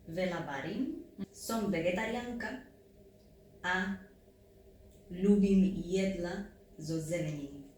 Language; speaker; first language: Slovak; non-native, learner; Spanish